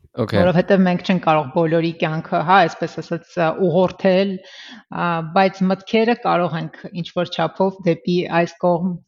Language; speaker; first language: Armenian; early bilingual, heritage; Armenian